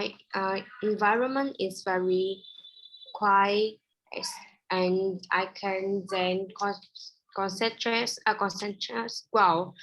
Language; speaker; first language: English; non-native, learner; Vietnamese